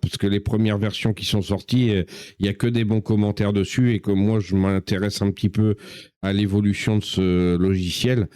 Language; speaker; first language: French; native; French